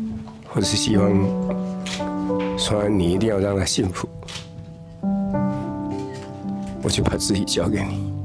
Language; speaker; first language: Chinese; native; Chinese